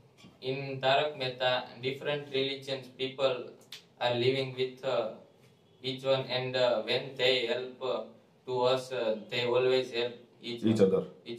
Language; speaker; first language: English; non-native, learner; Gujarati